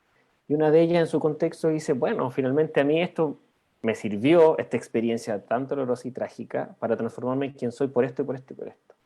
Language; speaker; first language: Spanish; native; Spanish